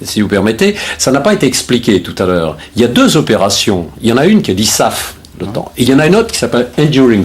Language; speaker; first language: French; native; French